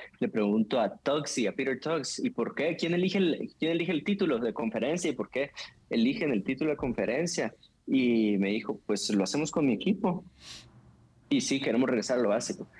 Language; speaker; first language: Spanish; native; Spanish